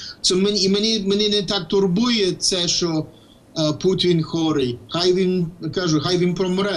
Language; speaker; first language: Ukrainian; early bilingual, heritage; English